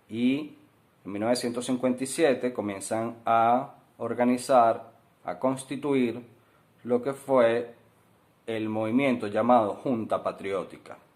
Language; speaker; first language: Spanish; native; Spanish